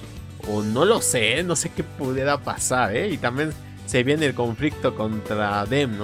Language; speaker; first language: Spanish; native; Spanish